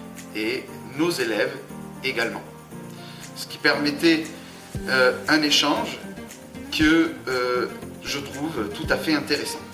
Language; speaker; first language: French; native; French